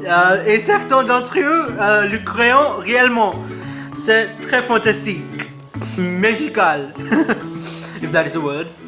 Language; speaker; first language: French; non-native, learner; Urdu